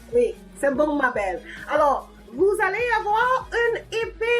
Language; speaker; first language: French; non-native, fluent; English